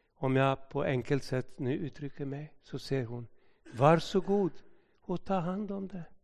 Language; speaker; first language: Swedish; non-native, fluent; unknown